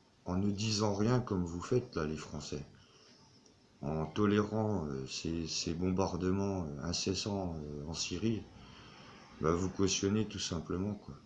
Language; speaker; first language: French; native; French